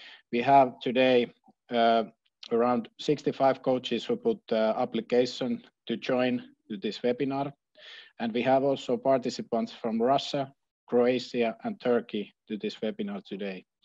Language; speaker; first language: English; non-native, fluent; Finnish